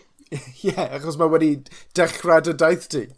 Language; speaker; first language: Welsh; non-native, local second language; English